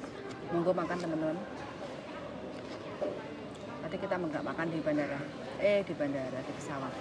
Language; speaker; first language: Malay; non-native, local second language; Javanese